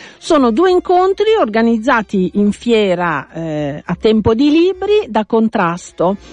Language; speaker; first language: Italian; native; Italian